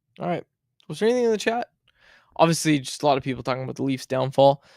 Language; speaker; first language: English; native; English